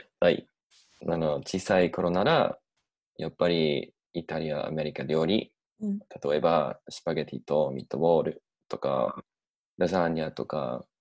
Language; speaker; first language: Japanese; non-native, learner; English